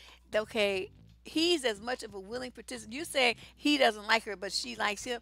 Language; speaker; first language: English; native; English